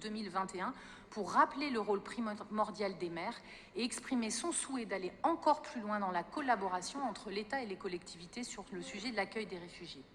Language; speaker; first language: French; native; French